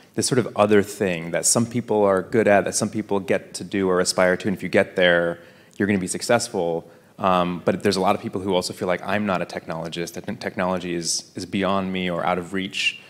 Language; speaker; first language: English; native; English